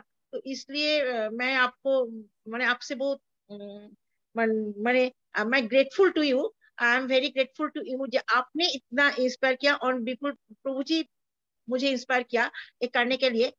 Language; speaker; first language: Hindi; non-native, local second language; Bangla